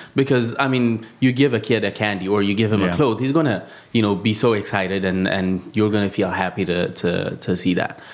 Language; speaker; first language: English; non-native, fluent; Amharic